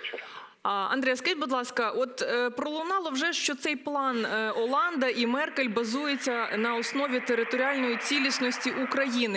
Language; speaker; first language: Ukrainian; native; Ukrainian